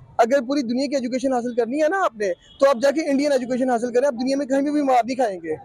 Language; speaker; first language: Urdu; native; Urdu